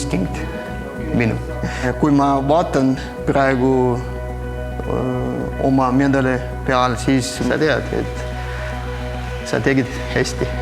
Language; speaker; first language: Estonian; non-native, local second language; Russian